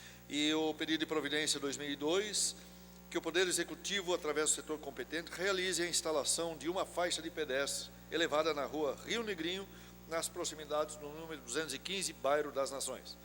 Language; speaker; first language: Portuguese; native; Portuguese